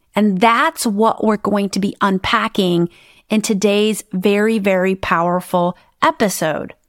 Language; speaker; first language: English; native; English